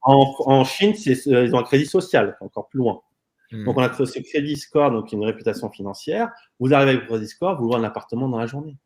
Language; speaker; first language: French; native; French